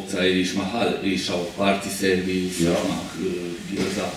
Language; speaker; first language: German; non-native, learner; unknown